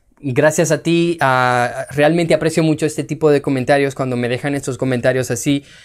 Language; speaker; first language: Spanish; native; Spanish